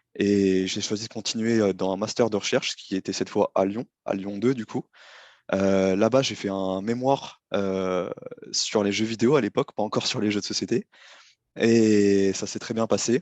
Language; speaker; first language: French; native; French